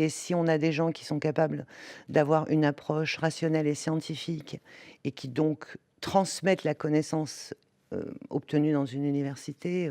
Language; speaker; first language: French; native; French